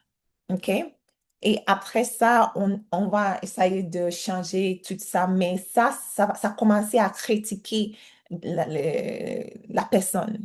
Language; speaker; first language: French; non-native, learner; English